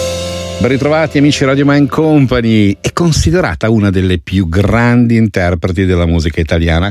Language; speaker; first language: Italian; native; Italian